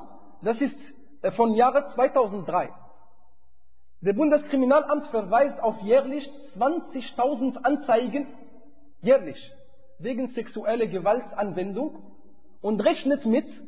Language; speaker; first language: German; non-native, fluent; Arabic